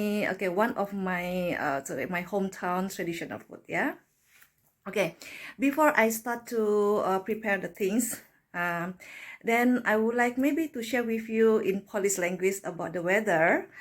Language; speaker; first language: English; non-native, learner; Indonesian